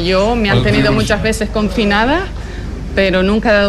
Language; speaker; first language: Spanish; native; Spanish